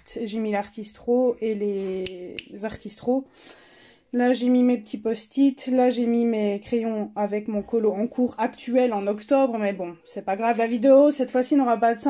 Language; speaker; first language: French; native; French